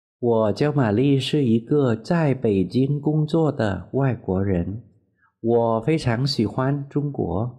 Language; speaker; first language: Chinese; non-native, learner; Vietnamese